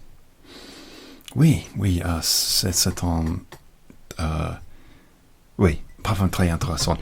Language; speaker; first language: French; non-native, learner; English